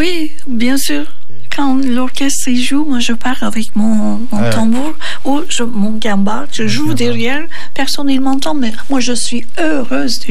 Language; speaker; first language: French; non-native, learner; Turkish